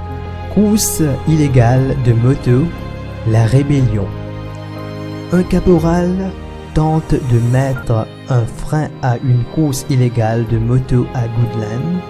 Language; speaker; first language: French; non-native, local second language; Morisyen